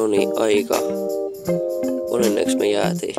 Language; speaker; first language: Finnish; native; Finnish